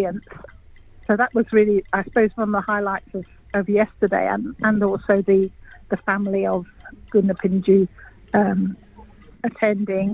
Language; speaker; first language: English; native; English